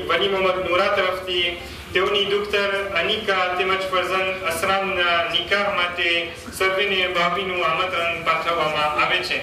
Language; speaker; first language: Gujarati; early bilingual, heritage; Gujarati